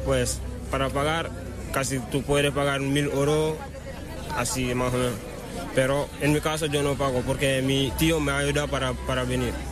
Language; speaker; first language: Spanish; non-native, learner; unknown